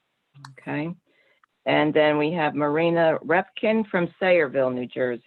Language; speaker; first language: English; native; English